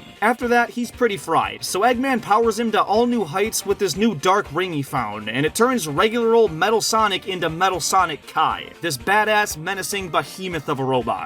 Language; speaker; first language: English; native; English